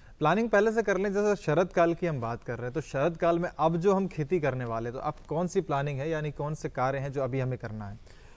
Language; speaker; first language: Hindi; native; Hindi